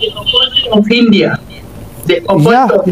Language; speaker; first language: English; non-native, learner; Oromo